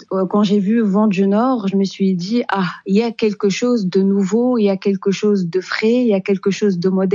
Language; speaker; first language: French; non-native, local second language; Arabic